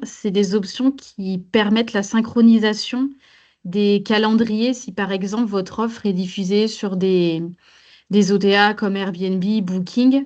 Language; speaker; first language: French; native; French